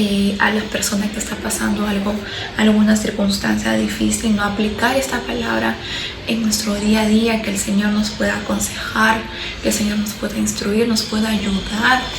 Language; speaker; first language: Spanish; native; Spanish